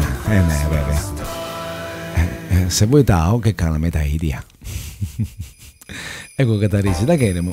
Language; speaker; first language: Greek; non-native, learner; Italian